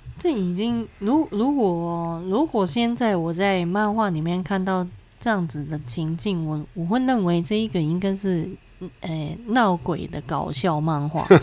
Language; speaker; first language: Chinese; native; Chinese